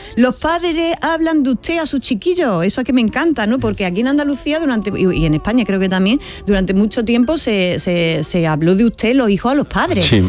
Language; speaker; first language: Spanish; native; Spanish